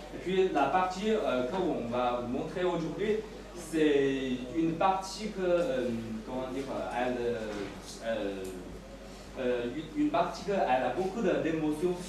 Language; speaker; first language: French; non-native, fluent; Chinese